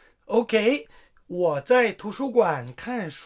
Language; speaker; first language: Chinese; non-native, fluent; Korean